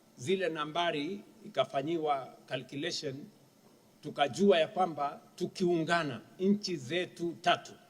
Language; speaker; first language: Swahili; non-native, local second language; Kalenjin